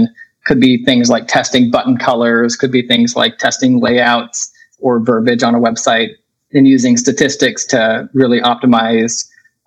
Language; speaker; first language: English; native; English